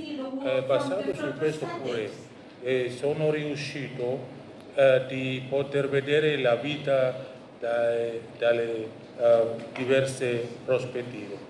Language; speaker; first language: Italian; non-native, fluent; Indonesian